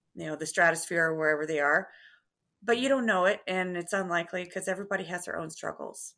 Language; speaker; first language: English; native; English